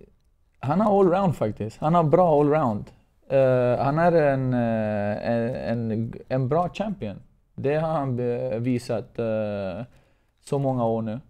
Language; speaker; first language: Swedish; non-native, fluent; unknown